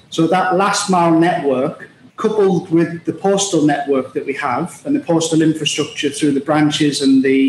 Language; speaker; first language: English; native; English